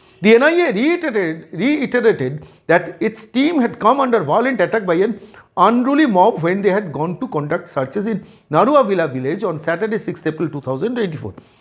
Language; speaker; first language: English; non-native, local second language; Bangla